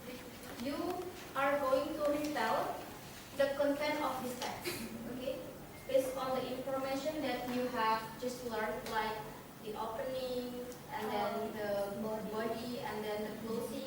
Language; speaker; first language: English; non-native, fluent; Indonesian